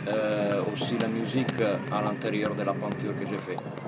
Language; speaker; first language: French; non-native, fluent; Italian